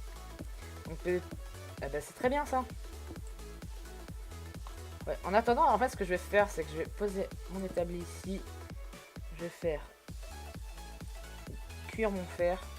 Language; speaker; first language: French; native; French